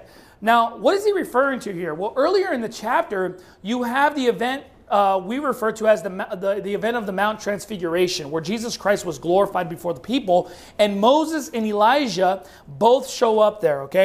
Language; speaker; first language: English; native; English